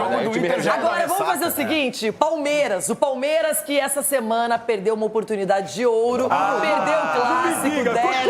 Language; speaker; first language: Portuguese; native; Portuguese